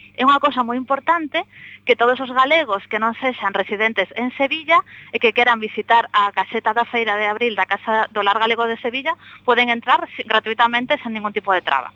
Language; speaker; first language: Galician; native; Galician